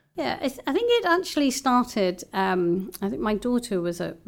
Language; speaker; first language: English; native; English